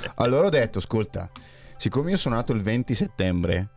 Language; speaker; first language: Italian; native; Italian